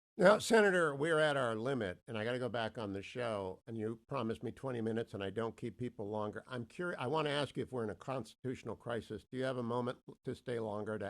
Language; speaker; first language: English; native; English